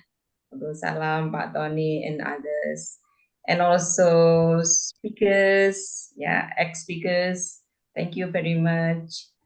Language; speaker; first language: English; non-native, fluent; Indonesian